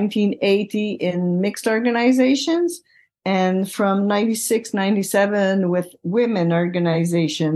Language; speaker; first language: English; non-native, fluent; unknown